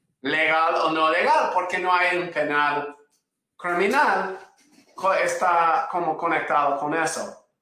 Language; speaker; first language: Spanish; non-native, fluent; English